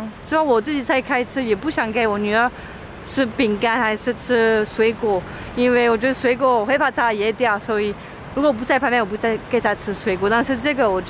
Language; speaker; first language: Chinese; non-native, fluent; French